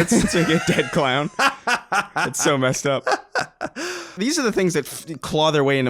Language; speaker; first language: English; native; English